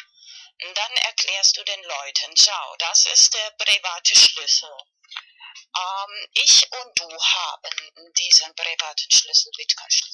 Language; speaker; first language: German; non-native, fluent; Spanish